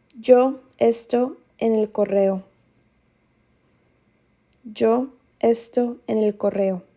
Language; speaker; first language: Spanish; non-native, fluent; English